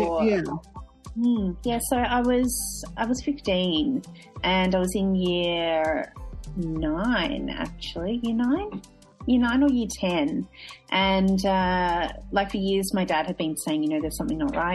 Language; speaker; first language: English; native; English